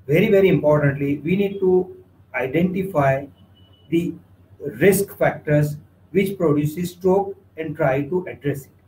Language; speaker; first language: English; non-native, local second language; Gujarati